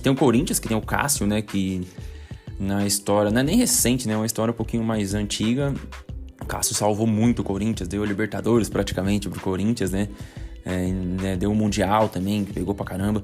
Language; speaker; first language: Portuguese; native; Portuguese